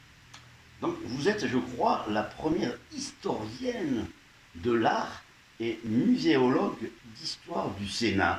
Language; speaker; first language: French; native; French